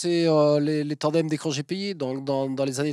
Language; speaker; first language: French; native; French